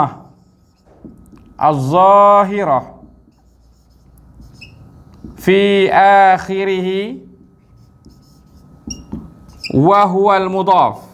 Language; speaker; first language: Arabic; non-native, fluent; Malay